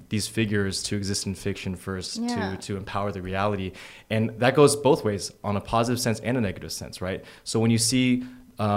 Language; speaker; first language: English; native; English